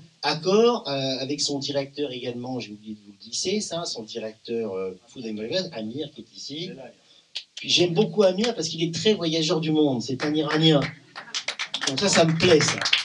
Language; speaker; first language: French; native; French